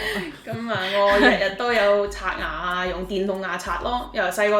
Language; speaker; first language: Cantonese; early bilingual, heritage; Cantonese